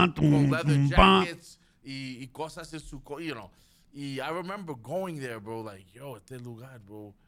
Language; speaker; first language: Spanish; early bilingual, heritage; Spanish